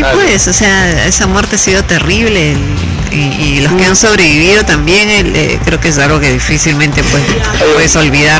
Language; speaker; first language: Spanish; native; Spanish